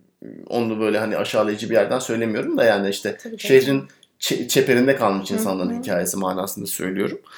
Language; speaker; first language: Turkish; native; Turkish